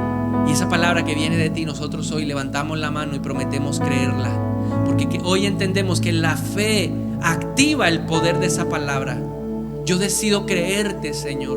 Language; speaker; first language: Spanish; native; Spanish